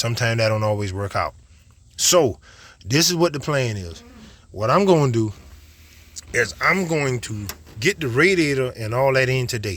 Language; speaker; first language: English; native; English